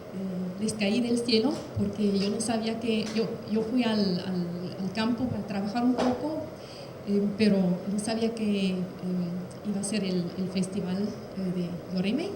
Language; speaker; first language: Spanish; non-native, fluent; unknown